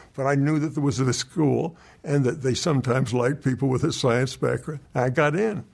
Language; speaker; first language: English; native; English